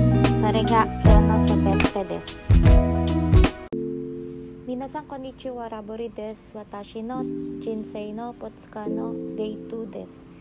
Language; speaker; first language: Japanese; non-native, learner; Filipino